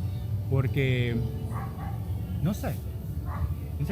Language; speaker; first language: Spanish; non-native, learner; English